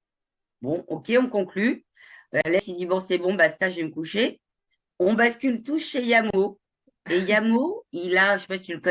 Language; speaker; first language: French; native; French